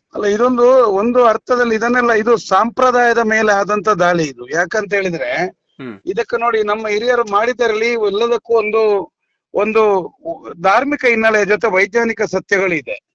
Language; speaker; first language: Kannada; non-native, local second language; Tulu